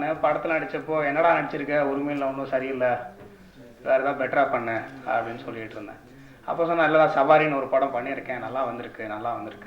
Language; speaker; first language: Tamil; native; Tamil